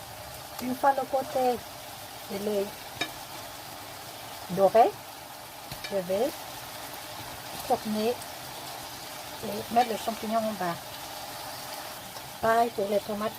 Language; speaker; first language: French; non-native, learner; Vietnamese